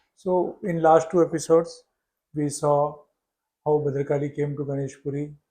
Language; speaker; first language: English; non-native, local second language; Marathi